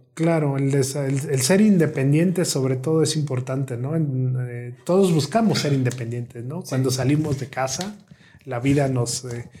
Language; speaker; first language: Spanish; native; Spanish